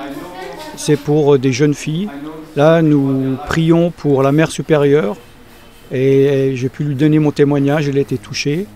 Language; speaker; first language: French; native; French